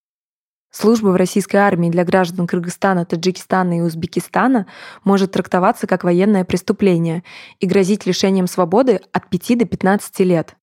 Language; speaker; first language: Russian; native; Russian